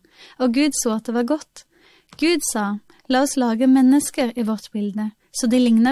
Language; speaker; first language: Norwegian; native; Norwegian